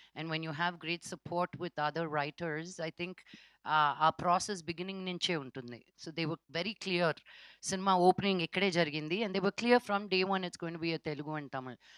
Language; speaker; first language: Telugu; native; Telugu